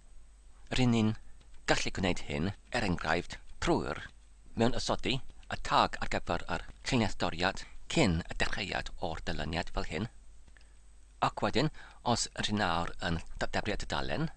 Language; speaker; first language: Welsh; non-native, learner; English